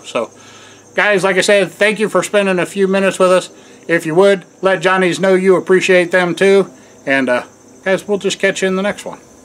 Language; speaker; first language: English; native; English